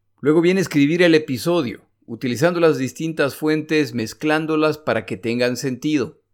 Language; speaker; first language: Spanish; native; Spanish